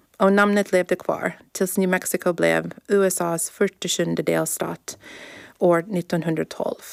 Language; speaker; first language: Swedish; early bilingual, heritage; Swedish